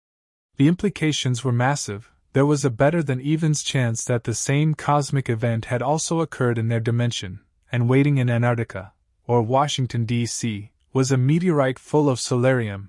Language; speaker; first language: English; native; English